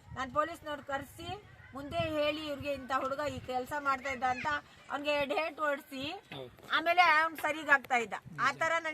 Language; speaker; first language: Kannada; non-native, local second language; Urdu